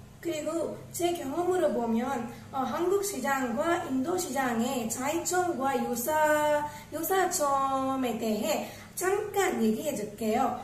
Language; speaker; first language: Korean; non-native, learner; Tamil